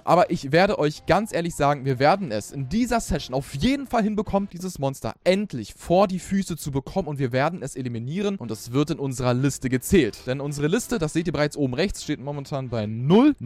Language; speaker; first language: German; native; German